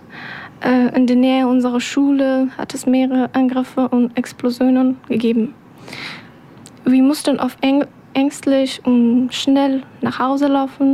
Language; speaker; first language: German; non-native, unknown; Persian